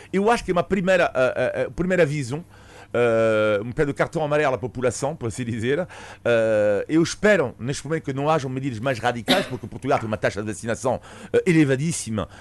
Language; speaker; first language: Portuguese; non-native, fluent; French